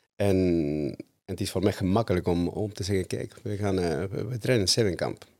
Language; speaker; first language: Dutch; non-native, fluent; Spanish